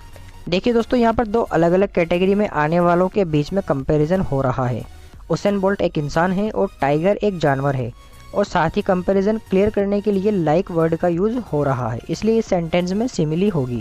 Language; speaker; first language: Hindi; native; Hindi